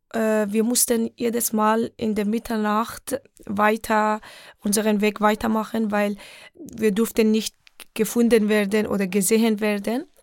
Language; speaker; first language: German; non-native, fluent; Persian